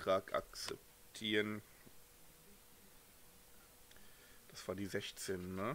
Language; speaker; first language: German; native; German